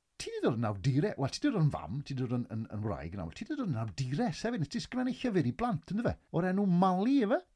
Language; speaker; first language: Welsh; native; Welsh